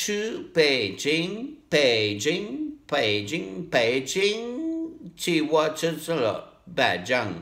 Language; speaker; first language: Chinese; non-native, learner; Italian